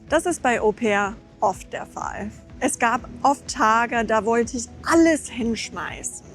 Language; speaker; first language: German; non-native, fluent; English